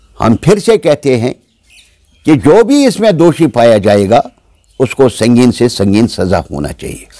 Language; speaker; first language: Hindi; non-native, local second language; Kashmiri